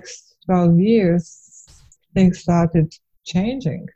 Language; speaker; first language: English; non-native, fluent; Bosnian